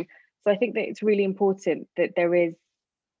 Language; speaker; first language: English; native; English